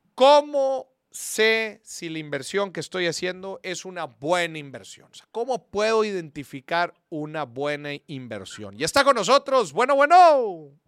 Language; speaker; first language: Spanish; native; Spanish